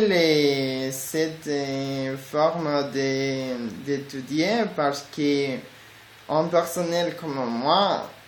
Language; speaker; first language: French; non-native, learner; Spanish